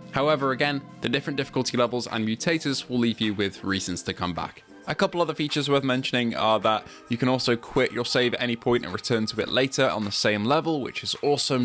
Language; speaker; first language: English; native; English